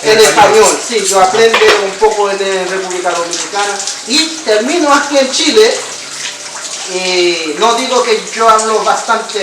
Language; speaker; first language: Spanish; non-native, learner; Haitian Creole